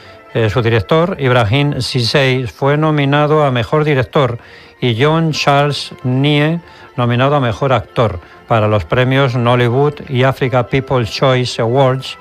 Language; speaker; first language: Spanish; native; Spanish